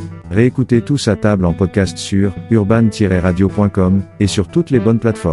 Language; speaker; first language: French; native; French